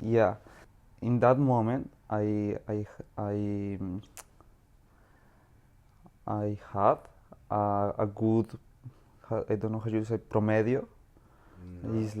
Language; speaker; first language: English; non-native, learner; Spanish